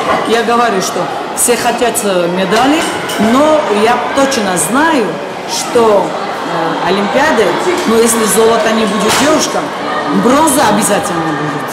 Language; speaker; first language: Russian; non-native, learner; Georgian